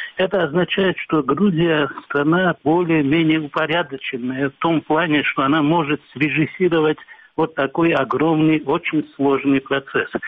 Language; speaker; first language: Russian; non-native, local second language; Georgian